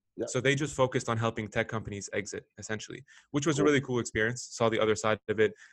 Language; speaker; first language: English; non-native, fluent; Arabic